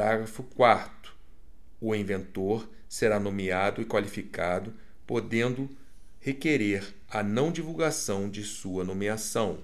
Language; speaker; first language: Portuguese; native; Portuguese